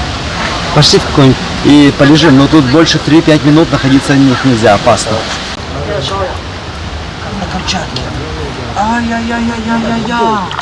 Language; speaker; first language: Russian; native; Russian